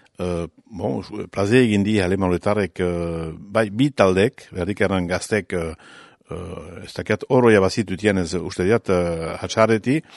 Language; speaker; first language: Basque; native; Basque